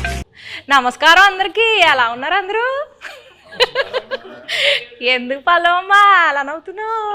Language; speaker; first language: Telugu; native; Telugu